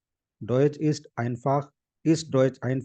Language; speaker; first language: German; non-native, fluent; Hindi